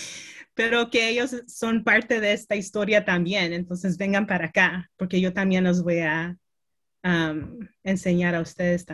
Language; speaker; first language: Spanish; early bilingual, heritage; Spanish